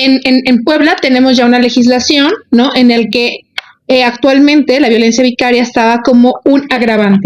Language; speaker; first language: Spanish; native; Spanish